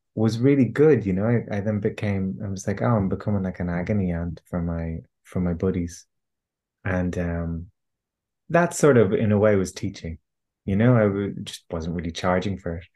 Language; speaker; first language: English; native; English